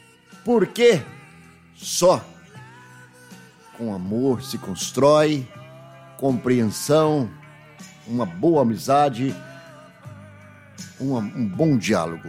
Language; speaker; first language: Portuguese; native; Portuguese